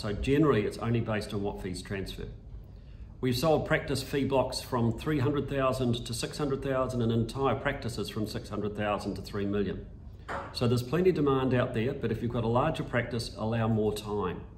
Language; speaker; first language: English; native; English